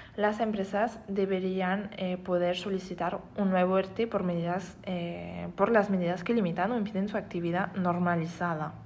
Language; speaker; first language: Spanish; non-native, fluent; French